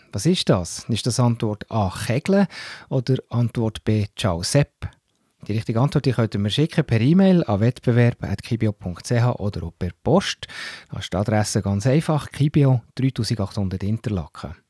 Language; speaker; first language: German; native; German